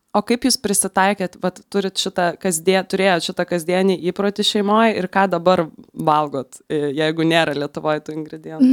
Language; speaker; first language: Lithuanian; native; Lithuanian